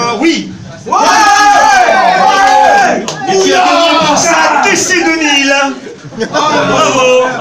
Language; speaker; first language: French; native; French